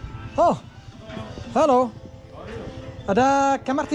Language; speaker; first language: Indonesian; non-native, learner; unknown